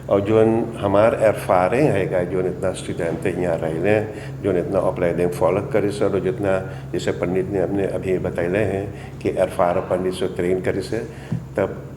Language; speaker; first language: Hindi; non-native, learner; Caribbean Hindustani